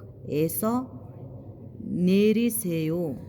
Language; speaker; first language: Korean; non-native, fluent; Mongolian